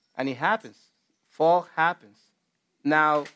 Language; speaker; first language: English; non-native, fluent; Spanish